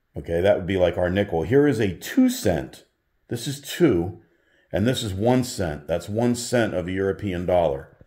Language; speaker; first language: English; native; English